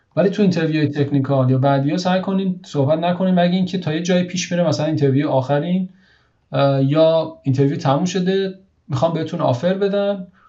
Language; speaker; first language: Persian; native; Persian